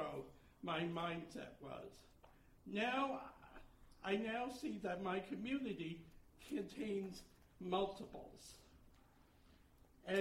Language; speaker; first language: English; native; English